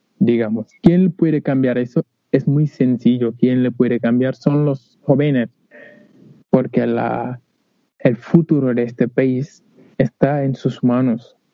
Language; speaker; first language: Spanish; non-native, learner; Wolof